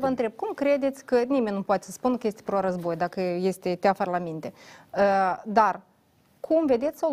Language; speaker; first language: Romanian; native; Romanian